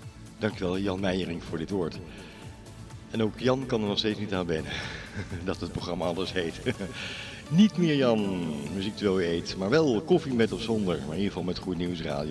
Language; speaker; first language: Dutch; native; Dutch